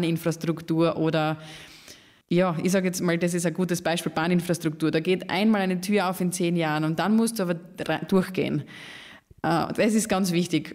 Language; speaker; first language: German; native; German